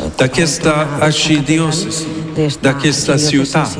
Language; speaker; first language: Catalan; non-native, learner; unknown